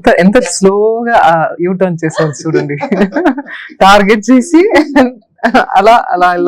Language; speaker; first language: Telugu; non-native, learner; Tamil